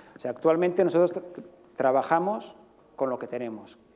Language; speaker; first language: Spanish; native; Spanish